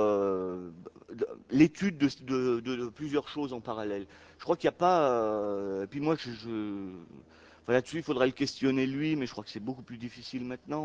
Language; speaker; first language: French; native; French